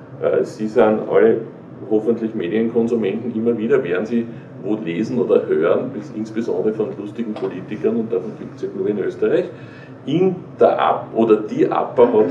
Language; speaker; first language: German; native; German